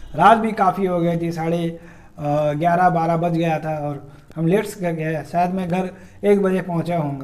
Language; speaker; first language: Hindi; non-native, local second language; Bangla